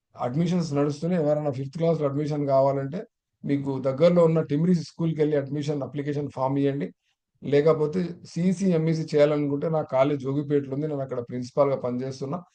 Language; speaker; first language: Telugu; non-native, local second language; Urdu